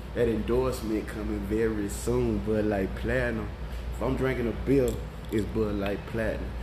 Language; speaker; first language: English; native; English